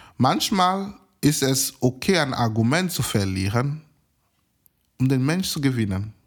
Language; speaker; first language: German; non-native, fluent; French